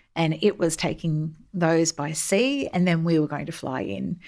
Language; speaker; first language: English; native; English